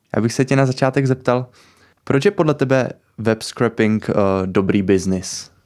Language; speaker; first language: Czech; native; Czech